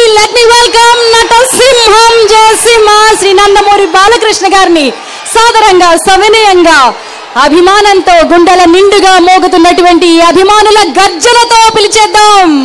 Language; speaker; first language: Telugu; native; Telugu